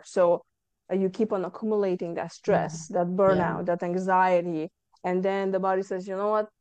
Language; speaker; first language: English; non-native, fluent; Lithuanian